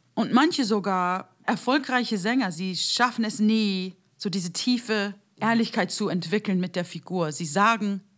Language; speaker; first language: German; non-native, fluent; English